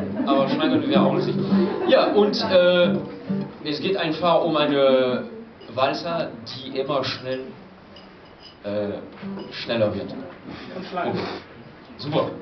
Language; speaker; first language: German; non-native, fluent; French